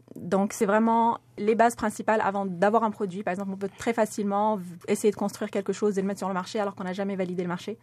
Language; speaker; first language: French; non-native, local second language; Arabic